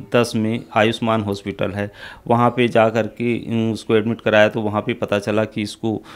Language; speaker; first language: Hindi; native; Hindi